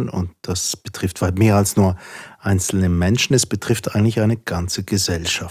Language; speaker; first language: German; native; German